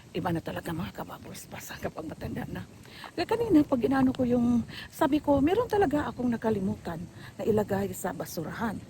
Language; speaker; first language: Filipino; non-native, local second language; Cebuano